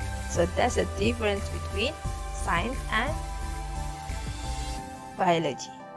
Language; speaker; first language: English; non-native, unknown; Indonesian